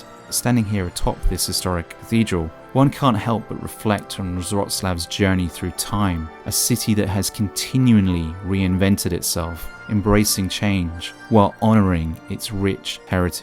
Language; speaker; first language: English; native; English